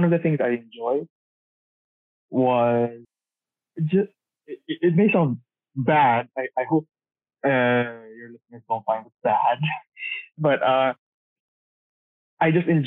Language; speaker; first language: English; non-native, local second language; Cebuano